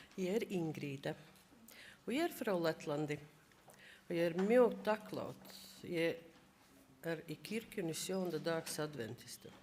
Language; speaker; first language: Icelandic; non-native, learner; Latvian